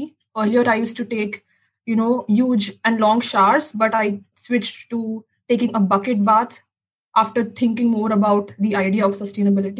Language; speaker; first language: English; non-native, local second language; Hindi